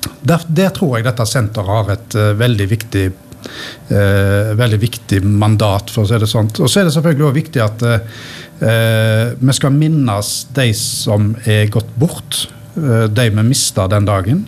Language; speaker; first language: Norwegian; native; Norwegian